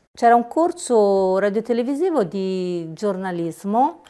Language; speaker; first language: Italian; native; Italian